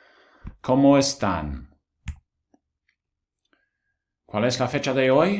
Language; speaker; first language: Spanish; non-native, fluent; English